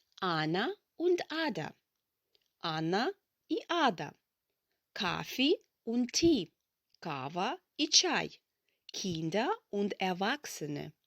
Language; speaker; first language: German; non-native, fluent; Ukrainian